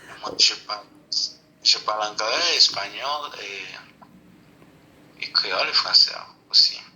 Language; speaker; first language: French; non-native, local second language; Haitian Creole